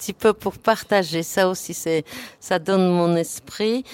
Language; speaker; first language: French; non-native, learner; Armenian